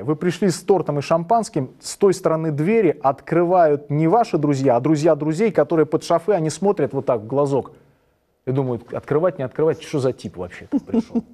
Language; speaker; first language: Russian; native; Russian